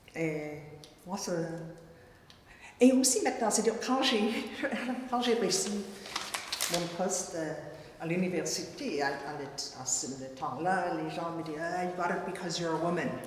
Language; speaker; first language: French; non-native, fluent; English